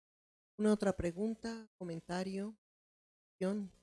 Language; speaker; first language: Spanish; native; Spanish